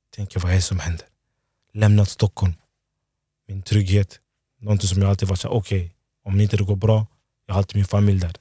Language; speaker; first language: Swedish; early bilingual, other home language; Lingala